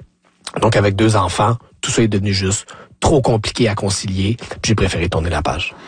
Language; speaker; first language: French; native; French